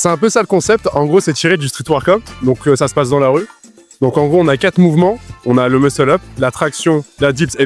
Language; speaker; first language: French; native; French